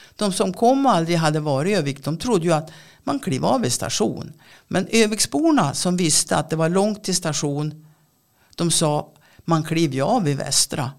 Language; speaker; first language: Swedish; native; Swedish